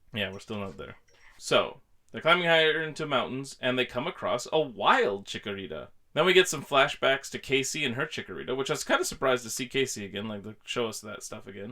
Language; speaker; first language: English; native; English